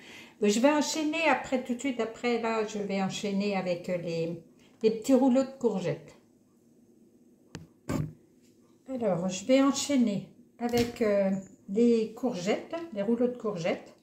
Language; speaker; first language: French; native; French